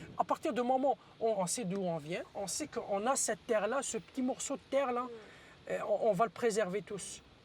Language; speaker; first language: French; non-native, local second language; Arabic